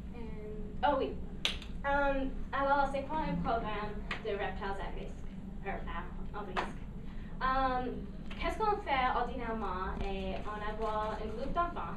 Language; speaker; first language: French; non-native, local second language; English